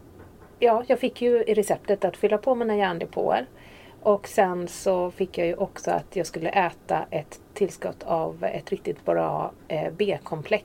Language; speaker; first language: Swedish; native; Swedish